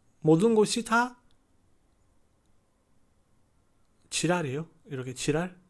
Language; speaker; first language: Korean; non-native, learner; Chinese